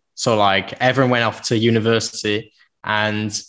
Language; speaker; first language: English; native; English